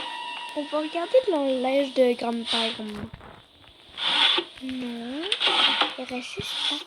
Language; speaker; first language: French; native; French